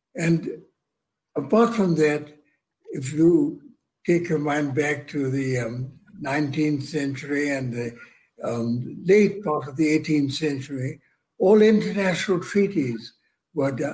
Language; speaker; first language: English; non-native, local second language; Punjabi